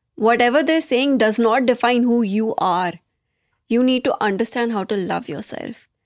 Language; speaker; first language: English; native; English